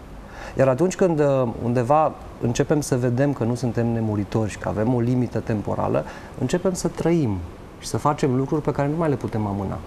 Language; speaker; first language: Romanian; native; Romanian